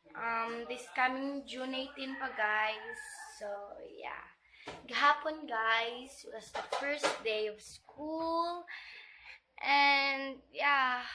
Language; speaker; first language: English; non-native, local second language; Cebuano